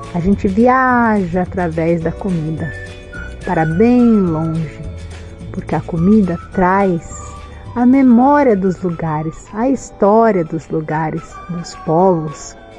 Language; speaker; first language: Portuguese; native; Portuguese